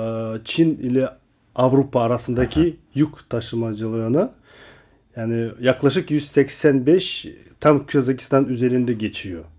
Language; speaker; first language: Turkish; non-native, learner; Kazakh